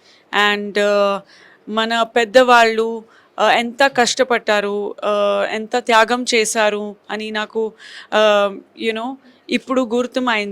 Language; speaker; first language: Telugu; non-native, fluent; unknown